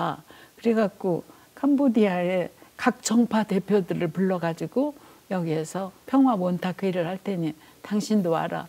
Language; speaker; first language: Korean; native; Korean